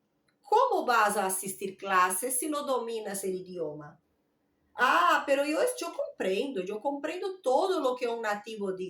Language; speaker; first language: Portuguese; non-native, learner; Spanish